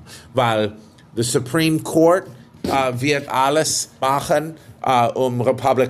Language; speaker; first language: German; non-native, fluent; English